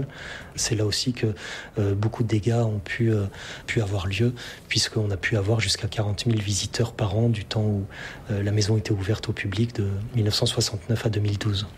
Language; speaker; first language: French; native; French